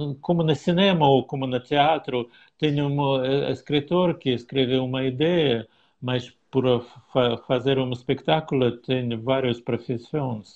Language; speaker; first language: Portuguese; non-native, learner; Russian